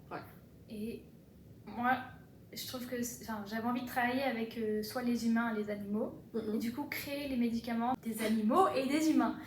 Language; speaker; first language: French; native; French